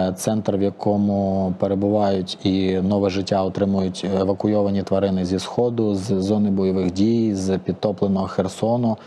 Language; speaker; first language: Ukrainian; native; Ukrainian